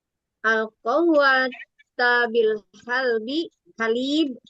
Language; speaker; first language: Arabic; non-native, learner; Indonesian